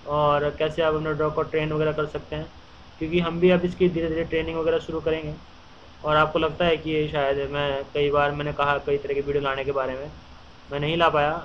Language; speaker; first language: Hindi; native; Hindi